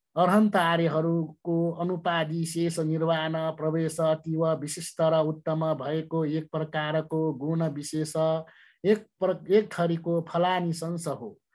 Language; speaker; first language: Nepali; non-native, local second language; Newari